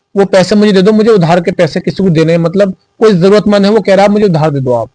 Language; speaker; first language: Urdu; native; Urdu